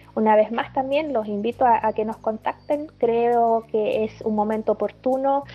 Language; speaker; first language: Spanish; early bilingual, heritage; German